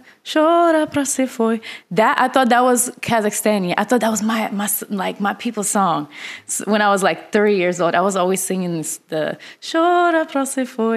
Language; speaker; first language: English; non-native, fluent; Russian